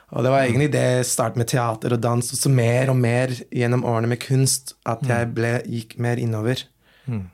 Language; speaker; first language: Norwegian; non-native, fluent; English